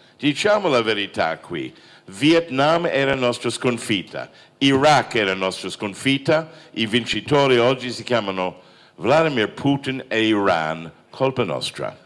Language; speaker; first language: Italian; non-native, fluent; English